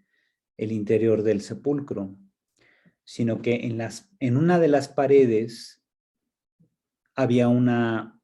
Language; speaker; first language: Spanish; native; Spanish